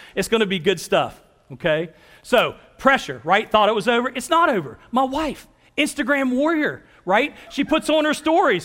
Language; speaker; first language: English; native; English